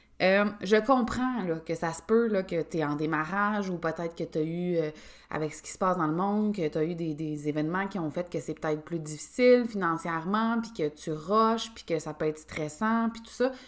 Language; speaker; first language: French; native; French